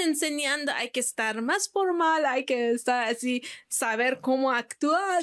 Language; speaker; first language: Spanish; non-native, fluent; Persian